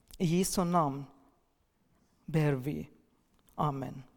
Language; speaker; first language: Swedish; non-native, learner; Arabic